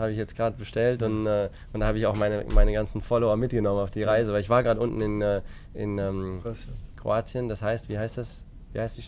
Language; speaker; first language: German; native; German